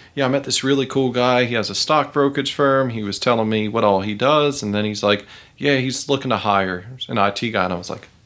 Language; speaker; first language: English; native; English